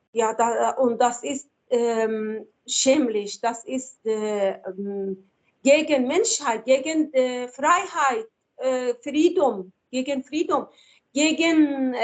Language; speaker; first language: German; non-native, learner; Persian